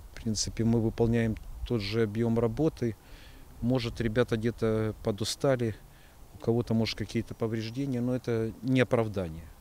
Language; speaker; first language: Russian; native; Russian